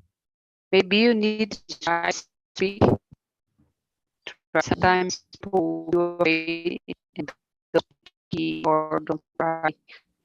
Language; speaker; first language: English; non-native, learner; Portuguese